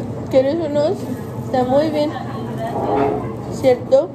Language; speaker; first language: Spanish; early bilingual, heritage; Spanish